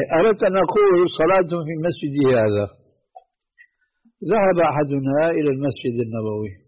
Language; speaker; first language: Arabic; native; Arabic